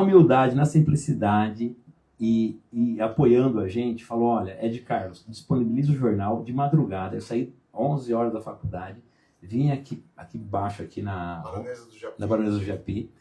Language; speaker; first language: Portuguese; native; Portuguese